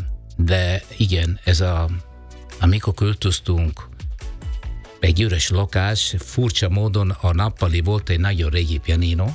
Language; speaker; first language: Hungarian; non-native, learner; Italian